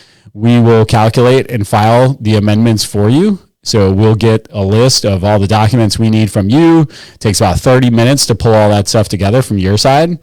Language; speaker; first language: English; native; English